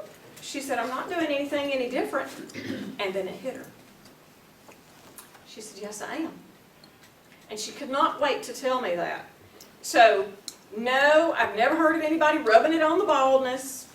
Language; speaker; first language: English; native; English